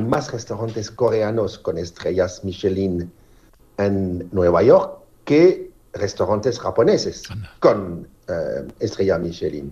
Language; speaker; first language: Spanish; non-native, learner; French